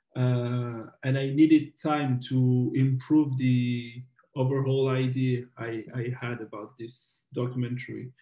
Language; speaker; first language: English; non-native, fluent; French